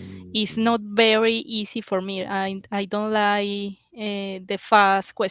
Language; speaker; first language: English; non-native, learner; Spanish